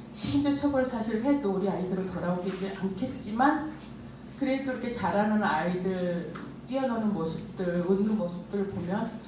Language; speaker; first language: Korean; native; Korean